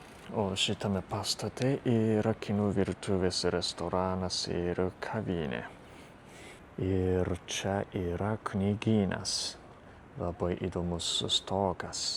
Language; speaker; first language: Lithuanian; non-native, fluent; Japanese